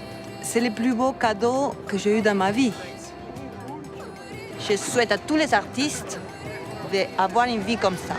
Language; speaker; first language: French; non-native, fluent; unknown